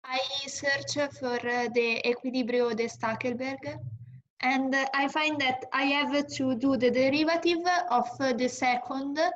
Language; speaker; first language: English; non-native, learner; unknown